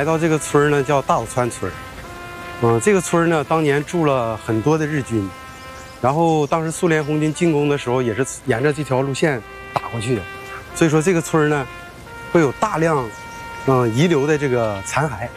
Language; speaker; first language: Chinese; native; Chinese